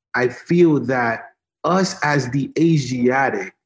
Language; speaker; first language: English; early bilingual, other home language; Haitian Creole